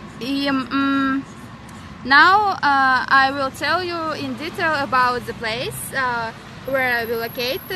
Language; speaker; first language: English; non-native, learner; Russian